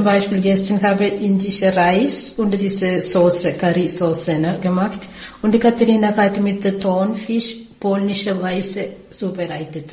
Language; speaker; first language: German; non-native, learner; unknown